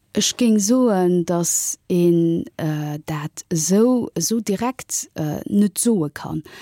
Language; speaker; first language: Luxembourgish; early bilingual, other home language; Kabuverdianu